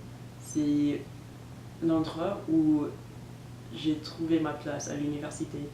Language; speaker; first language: French; non-native, fluent; English